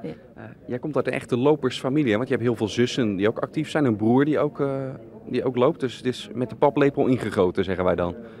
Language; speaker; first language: Dutch; native; Dutch